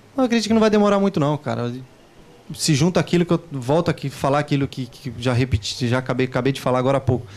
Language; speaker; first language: Portuguese; native; Portuguese